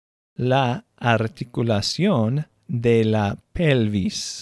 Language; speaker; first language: Spanish; non-native, learner; English